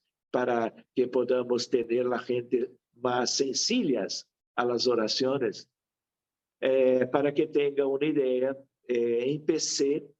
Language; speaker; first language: Spanish; non-native, fluent; Portuguese